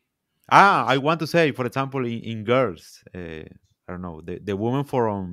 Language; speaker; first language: English; non-native, learner; Spanish